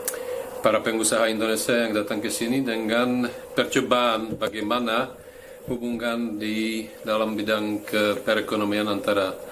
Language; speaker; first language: Indonesian; non-native, fluent; Slovak